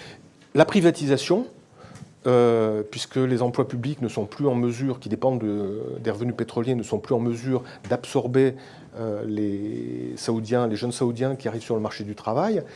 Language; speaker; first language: French; native; French